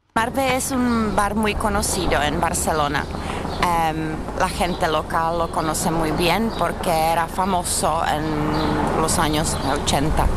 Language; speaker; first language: Spanish; non-native, fluent; Czech